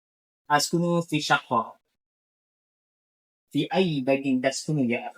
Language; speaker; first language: Arabic; non-native, learner; Malay